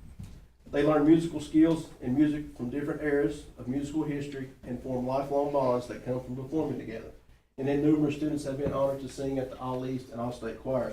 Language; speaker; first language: English; native; English